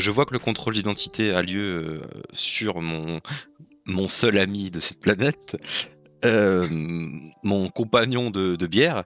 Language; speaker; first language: French; native; French